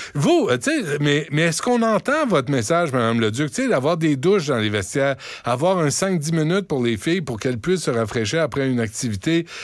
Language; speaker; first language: French; native; French